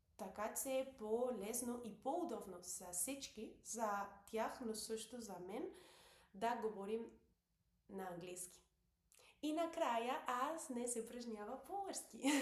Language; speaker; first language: Bulgarian; non-native, learner; Spanish